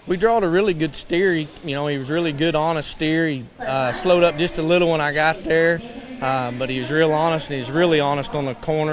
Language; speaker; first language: English; native; English